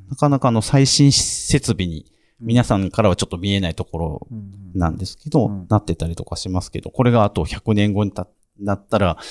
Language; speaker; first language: Japanese; native; Japanese